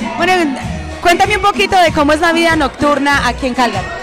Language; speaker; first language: Spanish; native; Spanish